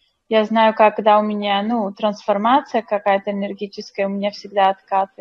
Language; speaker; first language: Russian; non-native, fluent; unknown